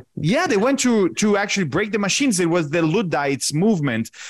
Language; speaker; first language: English; non-native, fluent; Italian